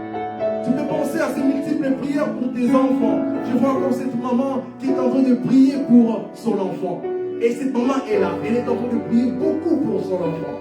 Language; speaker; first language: French; non-native, local second language; Lingala